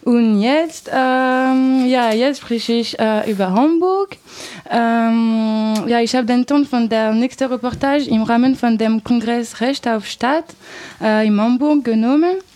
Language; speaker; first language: German; non-native, learner; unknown